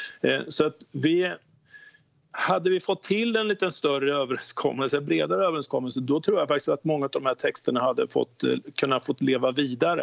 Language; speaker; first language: Swedish; native; Swedish